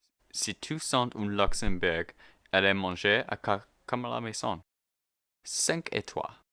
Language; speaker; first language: French; non-native, learner; English